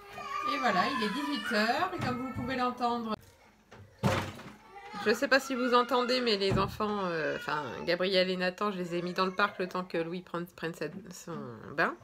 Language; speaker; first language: French; native; French